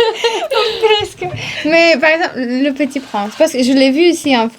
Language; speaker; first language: French; non-native, fluent; Bulgarian